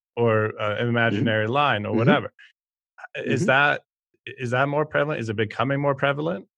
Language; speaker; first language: English; non-native, fluent; Swedish